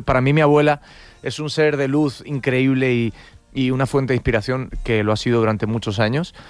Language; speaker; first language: Spanish; native; Spanish